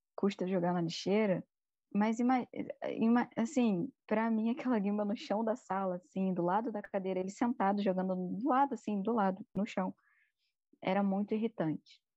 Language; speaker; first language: Portuguese; native; Portuguese